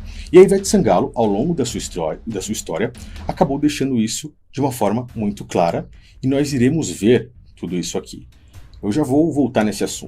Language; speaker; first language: Portuguese; native; Portuguese